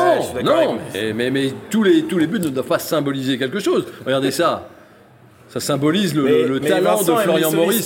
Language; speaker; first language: French; native; French